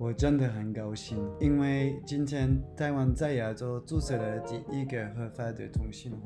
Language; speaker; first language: Chinese; non-native, fluent; French